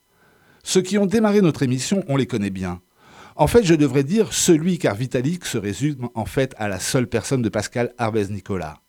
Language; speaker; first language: French; native; French